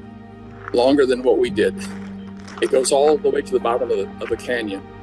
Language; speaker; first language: English; native; English